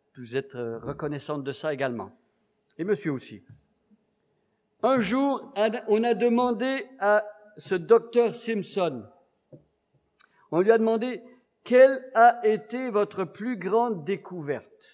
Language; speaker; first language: French; native; French